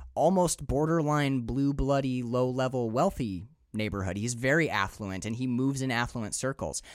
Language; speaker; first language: English; native; English